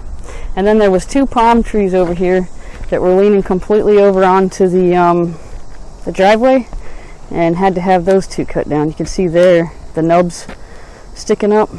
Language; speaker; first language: English; native; English